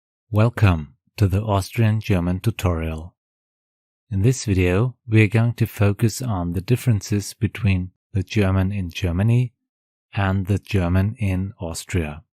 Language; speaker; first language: English; non-native, fluent; German